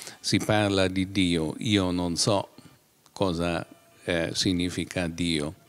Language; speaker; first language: Italian; non-native, fluent; German